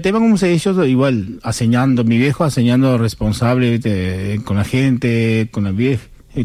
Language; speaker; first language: Spanish; non-native, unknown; Chinese